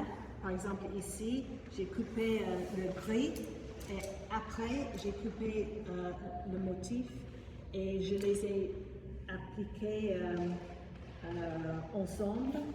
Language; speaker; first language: French; non-native, fluent; English